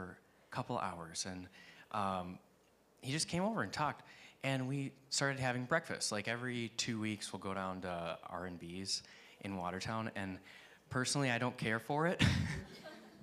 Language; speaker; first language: English; native; English